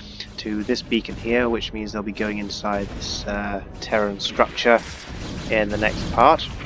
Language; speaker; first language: English; native; English